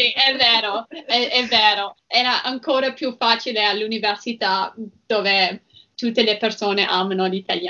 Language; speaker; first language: Italian; non-native, learner; English